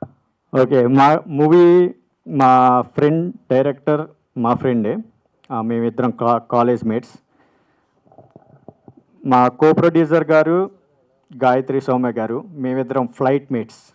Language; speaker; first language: Telugu; native; Telugu